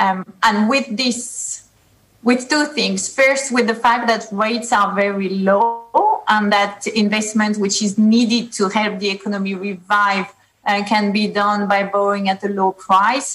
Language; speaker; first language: English; non-native, fluent; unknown